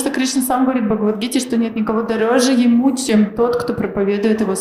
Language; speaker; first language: Russian; native; Russian